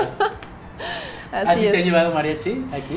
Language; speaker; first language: Spanish; native; Spanish